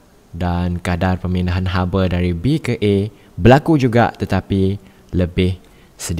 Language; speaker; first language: Malay; native; Malay